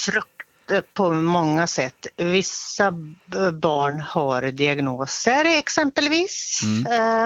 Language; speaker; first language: Swedish; native; Swedish